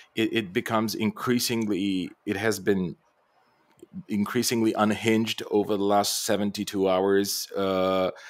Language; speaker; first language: English; non-native, fluent; Bulgarian